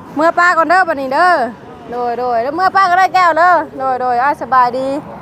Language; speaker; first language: Thai; native; Thai